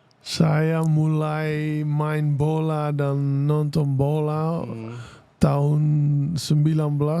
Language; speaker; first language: Indonesian; non-native, fluent; Dutch